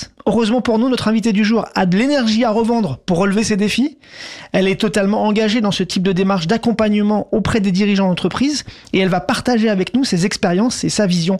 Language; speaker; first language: French; native; French